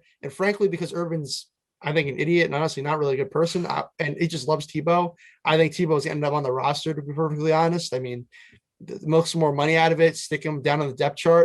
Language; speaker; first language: English; native; English